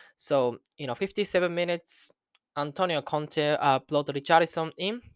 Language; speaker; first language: English; non-native, learner; Japanese